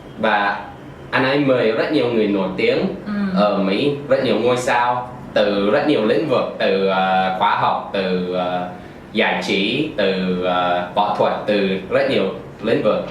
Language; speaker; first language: Vietnamese; non-native, fluent; English